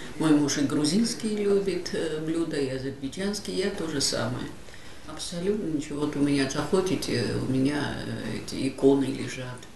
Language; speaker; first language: Russian; non-native, local second language; Georgian